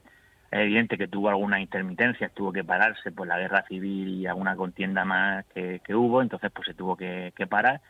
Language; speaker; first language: Spanish; native; Spanish